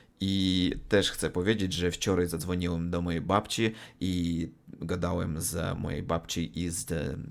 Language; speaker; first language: Polish; non-native, learner; Russian